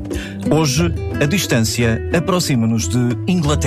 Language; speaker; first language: Portuguese; native; Portuguese